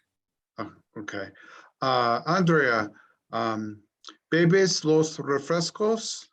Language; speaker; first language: Spanish; non-native, learner; English